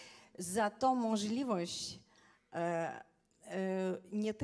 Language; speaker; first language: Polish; non-native, learner; Lithuanian